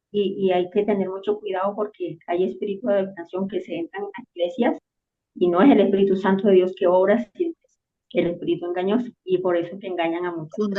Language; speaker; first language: Spanish; native; Spanish